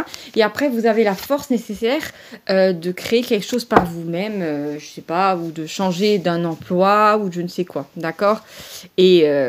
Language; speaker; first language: French; native; French